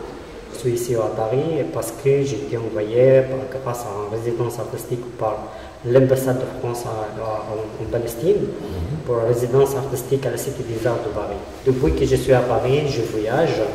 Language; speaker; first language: French; non-native, fluent; Arabic